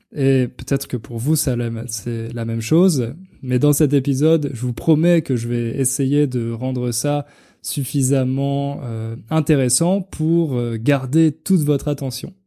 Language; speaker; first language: French; native; French